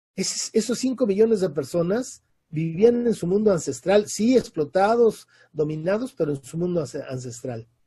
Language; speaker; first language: Spanish; native; Spanish